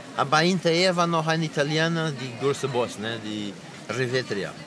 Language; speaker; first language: German; non-native, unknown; Portuguese